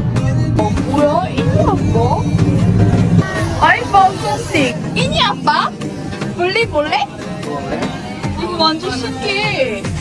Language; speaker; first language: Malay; non-native, fluent; Korean